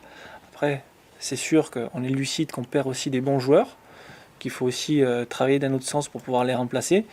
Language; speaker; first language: French; native; French